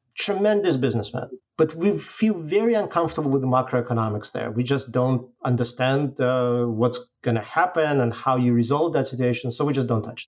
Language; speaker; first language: English; non-native, fluent; Russian